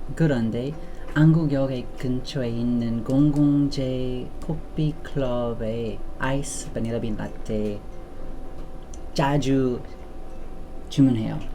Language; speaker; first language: Korean; non-native, learner; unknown